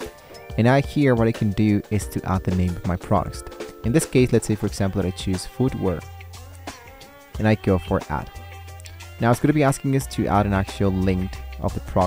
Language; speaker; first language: English; non-native, fluent; Spanish